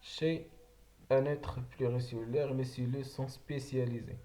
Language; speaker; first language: French; non-native, local second language; Arabic